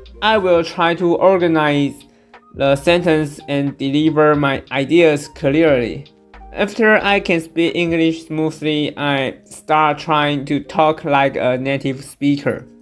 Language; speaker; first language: English; non-native, fluent; Chinese